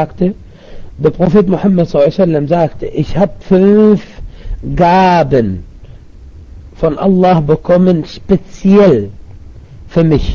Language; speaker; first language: German; non-native, fluent; Arabic